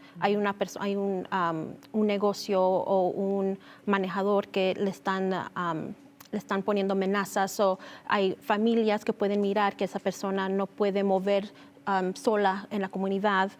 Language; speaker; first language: Spanish; early bilingual, heritage; Spanish